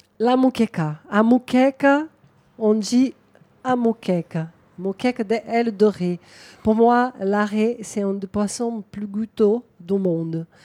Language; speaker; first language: French; non-native, fluent; Portuguese